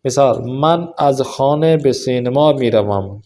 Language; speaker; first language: Persian; non-native, fluent; Urdu